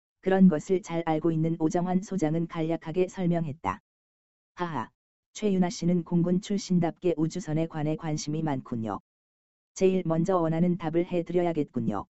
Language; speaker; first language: Korean; native; Korean